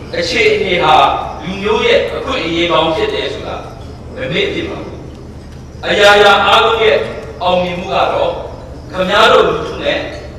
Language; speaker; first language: Burmese; non-native, local second language; Kachin